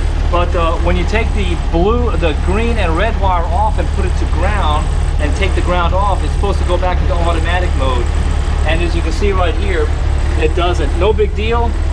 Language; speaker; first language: English; native; English